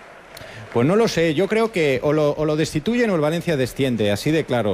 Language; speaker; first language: Spanish; native; Spanish